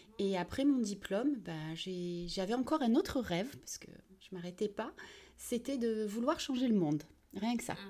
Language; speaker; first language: French; early bilingual, other home language; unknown